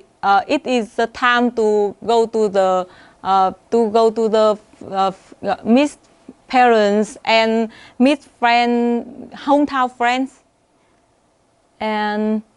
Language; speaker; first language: English; non-native, learner; Vietnamese